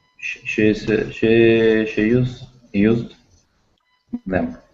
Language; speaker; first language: English; non-native, learner; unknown